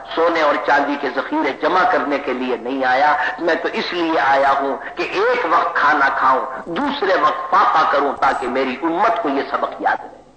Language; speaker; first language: Urdu; native; Urdu